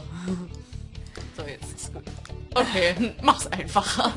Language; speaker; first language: German; native; German